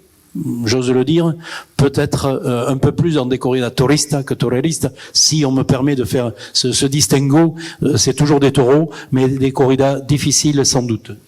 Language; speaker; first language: French; native; French